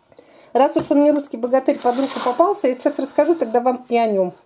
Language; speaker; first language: Russian; native; Russian